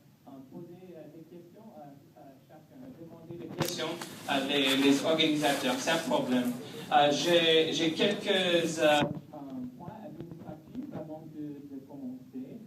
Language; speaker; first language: French; non-native, learner; English